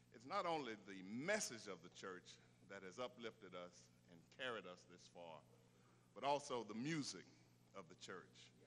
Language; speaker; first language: English; native; English